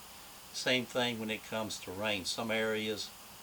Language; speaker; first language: English; native; English